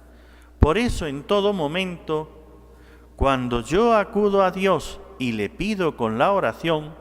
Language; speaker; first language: Spanish; native; Spanish